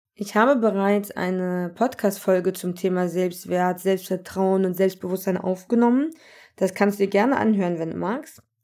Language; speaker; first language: German; early bilingual, other home language; Turkish